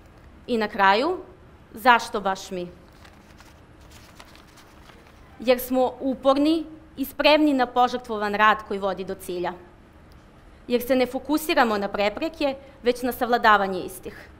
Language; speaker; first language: Serbian; native; Serbian